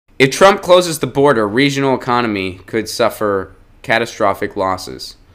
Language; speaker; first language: English; native; English